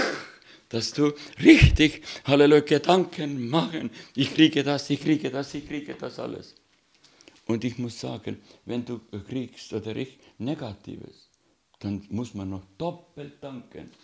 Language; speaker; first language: German; non-native, learner; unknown